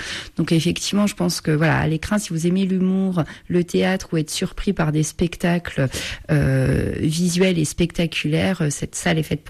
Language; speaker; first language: French; native; French